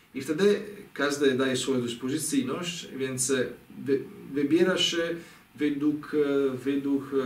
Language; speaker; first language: Polish; non-native, fluent; Italian